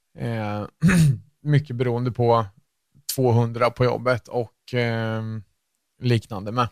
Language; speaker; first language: Swedish; native; Swedish